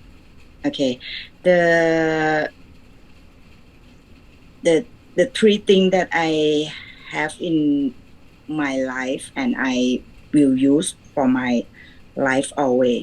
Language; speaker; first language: English; non-native, learner; Thai